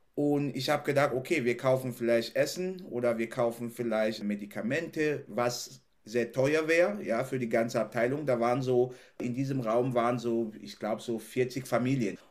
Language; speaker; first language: German; non-native, fluent; French